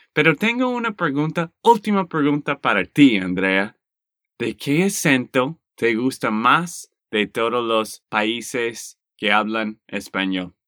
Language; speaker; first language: Spanish; non-native, learner; English